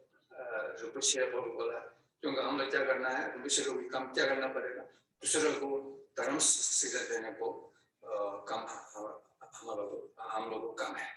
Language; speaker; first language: Hindi; non-native, learner; Tibetan